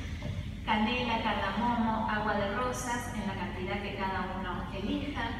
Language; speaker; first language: Spanish; native; Spanish